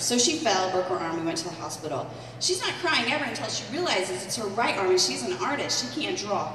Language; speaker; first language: English; native; English